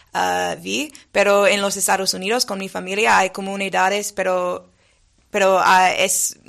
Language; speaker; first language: Spanish; non-native, learner; English